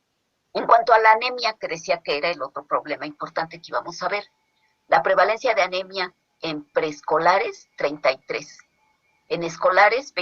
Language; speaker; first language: Spanish; native; Spanish